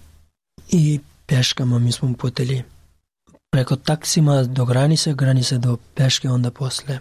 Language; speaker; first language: Serbian; non-native, learner; Pashto